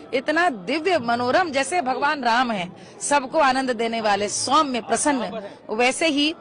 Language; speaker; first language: Hindi; native; Hindi